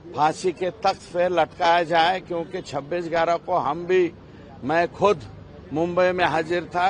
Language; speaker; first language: Hindi; non-native, local second language; Marathi